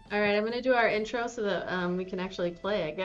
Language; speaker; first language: English; native; English